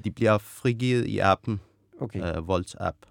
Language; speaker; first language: Danish; non-native, fluent; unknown